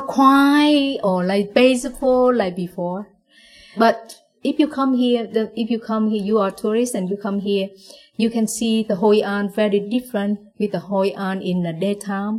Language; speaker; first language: English; non-native, learner; Vietnamese